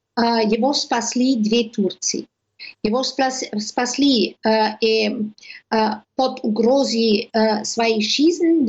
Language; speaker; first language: Russian; non-native, learner; German